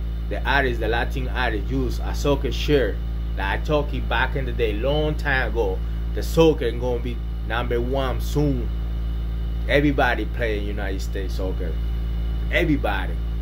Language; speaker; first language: English; non-native, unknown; Spanish